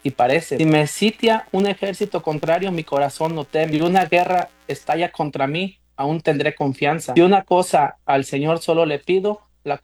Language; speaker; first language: Spanish; native; Spanish